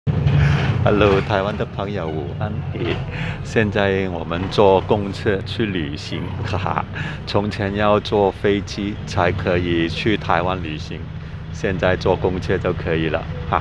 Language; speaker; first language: Chinese; non-native, fluent; Cantonese